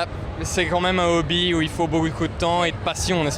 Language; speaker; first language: French; native; French